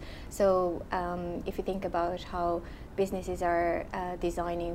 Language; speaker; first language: English; non-native, fluent; Romanian